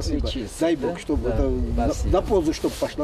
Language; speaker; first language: Russian; non-native, fluent; Georgian